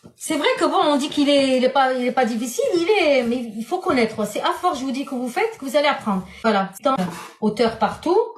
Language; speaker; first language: French; non-native, local second language; Arabic